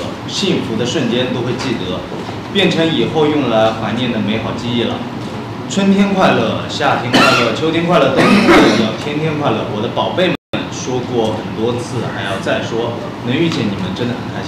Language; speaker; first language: Chinese; native; Chinese